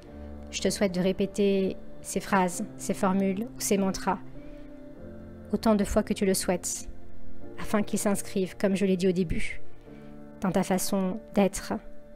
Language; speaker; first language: French; native; French